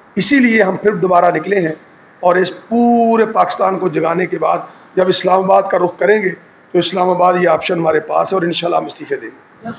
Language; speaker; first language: Urdu; non-native, local second language; Punjabi